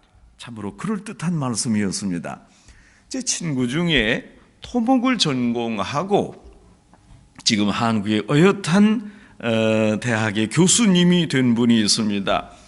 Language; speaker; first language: Korean; native; Korean